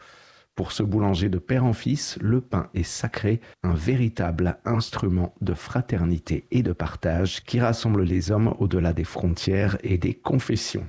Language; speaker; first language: French; native; French